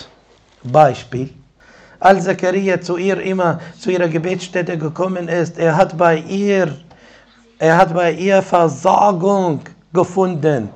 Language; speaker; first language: German; non-native, fluent; Arabic